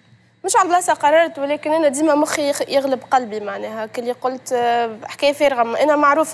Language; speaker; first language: Arabic; native; Arabic